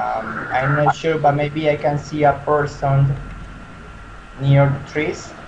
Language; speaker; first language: English; non-native, learner; Spanish